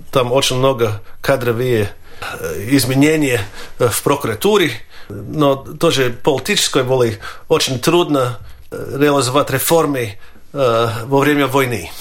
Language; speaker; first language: Russian; non-native, fluent; Latvian